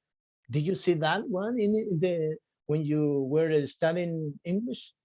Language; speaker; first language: English; non-native, fluent; Spanish